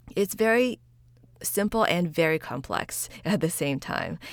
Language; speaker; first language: English; early bilingual, other home language; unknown